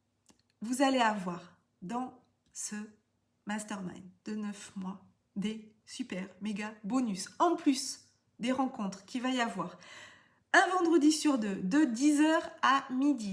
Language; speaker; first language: French; native; French